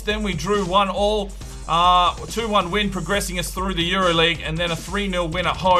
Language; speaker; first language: English; native; English